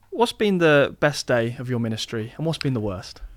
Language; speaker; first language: English; native; English